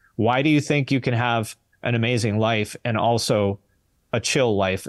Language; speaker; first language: English; native; English